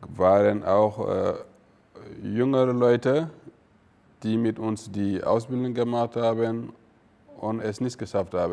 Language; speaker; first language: German; non-native, fluent; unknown